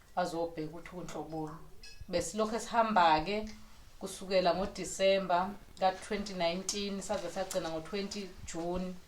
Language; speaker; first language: Zulu; native; Zulu